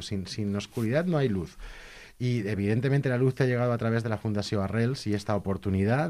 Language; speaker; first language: Spanish; non-native, local second language; Catalan